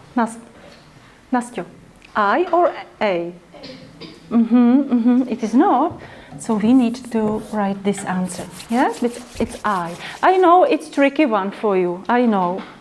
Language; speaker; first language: English; non-native, fluent; Czech